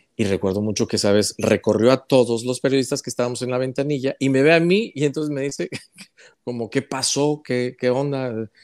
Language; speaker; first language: Spanish; native; Spanish